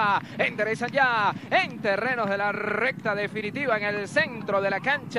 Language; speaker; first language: Spanish; native; Spanish